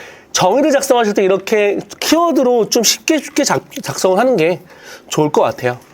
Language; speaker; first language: Korean; native; Korean